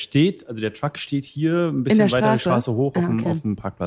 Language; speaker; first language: German; native; German